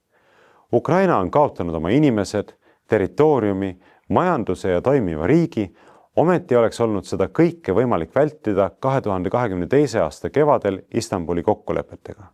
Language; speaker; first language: Estonian; native; Estonian